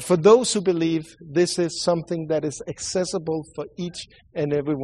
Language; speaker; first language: English; non-native, fluent; Swedish